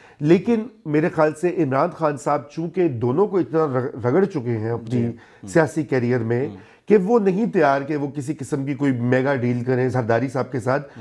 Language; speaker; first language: Urdu; non-native, local second language; Punjabi